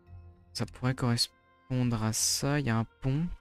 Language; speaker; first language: French; native; French